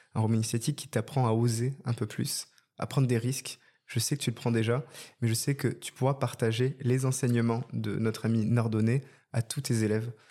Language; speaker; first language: French; native; French